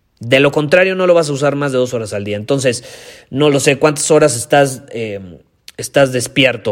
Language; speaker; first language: Spanish; native; Spanish